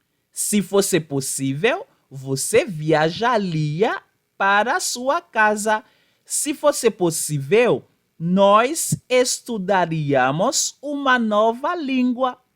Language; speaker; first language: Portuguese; non-native, fluent; Haitian Creole